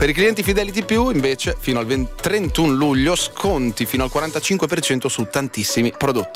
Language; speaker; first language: Italian; native; Italian